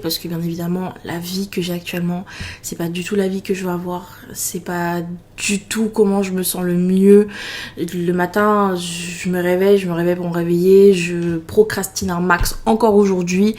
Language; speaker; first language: French; native; French